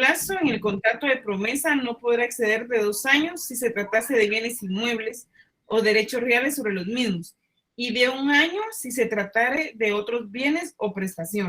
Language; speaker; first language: Spanish; native; Spanish